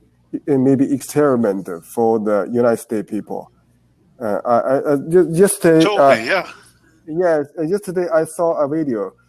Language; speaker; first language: English; non-native, learner; Chinese